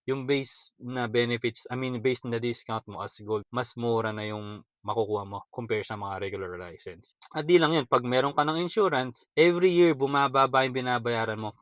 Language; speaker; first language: Filipino; native; Filipino